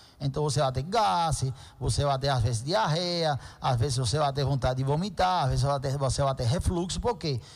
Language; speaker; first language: Portuguese; non-native, fluent; Spanish